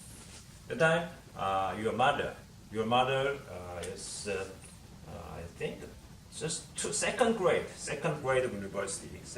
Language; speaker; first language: English; non-native, learner; Korean